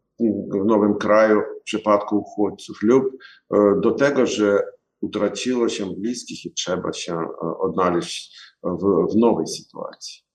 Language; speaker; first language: Polish; non-native, learner; Ukrainian